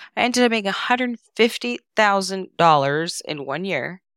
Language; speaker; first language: English; non-native, fluent; Serbian